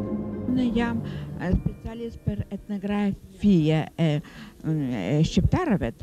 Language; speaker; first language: Albanian; non-native, learner; Russian